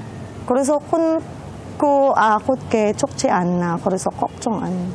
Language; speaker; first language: Korean; non-native, learner; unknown